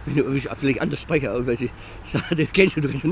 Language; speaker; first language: German; non-native, learner; Italian